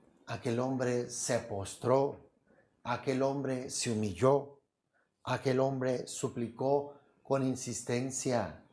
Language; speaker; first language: Spanish; native; Spanish